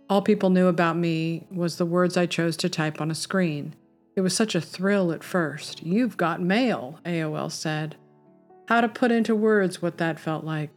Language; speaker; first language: English; native; English